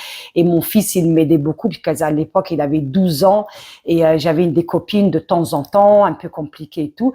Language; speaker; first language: French; early bilingual, other home language; Arabic